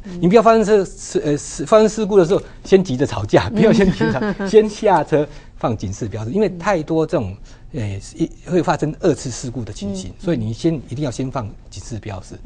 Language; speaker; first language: Chinese; native; Chinese